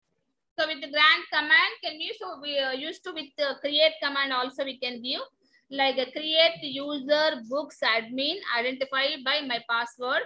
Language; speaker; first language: English; non-native, local second language; Telugu